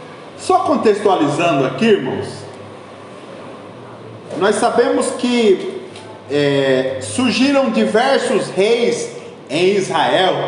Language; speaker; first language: Portuguese; native; Portuguese